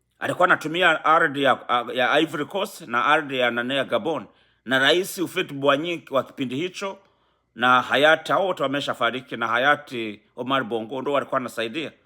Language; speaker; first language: Swahili; non-native, local second language; Rundi